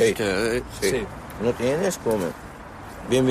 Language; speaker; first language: Spanish; non-native, learner; Arabic